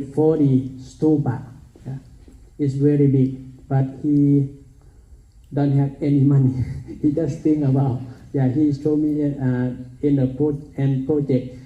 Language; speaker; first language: English; non-native, learner; Thai